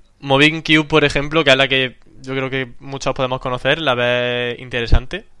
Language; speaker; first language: Spanish; native; Spanish